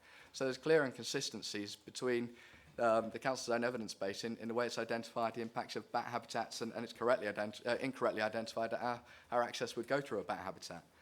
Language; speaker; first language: English; native; English